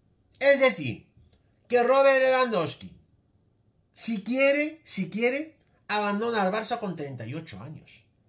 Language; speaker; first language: Spanish; native; Spanish